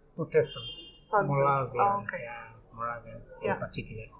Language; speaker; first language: English; non-native, local second language; Swahili